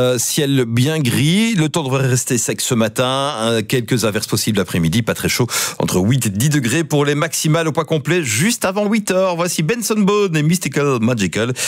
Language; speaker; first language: French; native; French